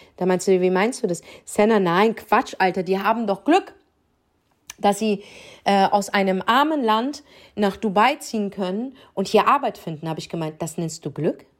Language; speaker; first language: German; early bilingual, other home language; Arabic